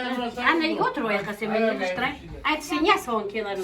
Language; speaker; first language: Turkish; native; Turkish